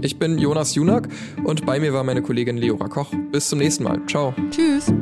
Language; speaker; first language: German; native; German